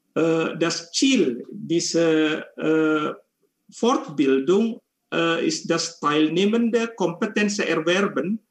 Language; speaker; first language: German; non-native, fluent; Indonesian